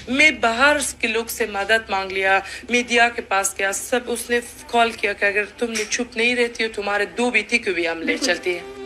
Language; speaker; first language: Hindi; non-native, learner; Persian